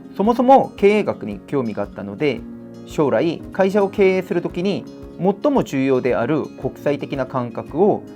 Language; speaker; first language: Japanese; non-native, fluent; Korean